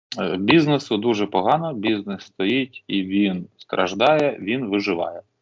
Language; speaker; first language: Ukrainian; non-native, local second language; Russian